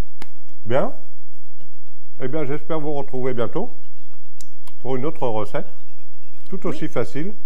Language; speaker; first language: French; native; French